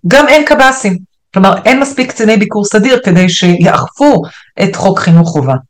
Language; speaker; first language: Hebrew; non-native, local second language; Arabic